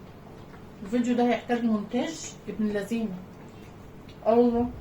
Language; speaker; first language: Arabic; native; Arabic